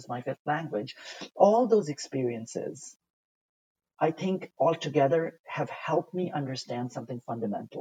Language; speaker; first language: English; non-native, local second language; Urdu